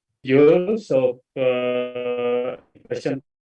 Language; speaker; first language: English; non-native, fluent; Indonesian